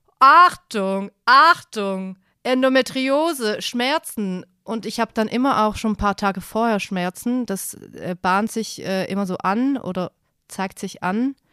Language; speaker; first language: German; native; German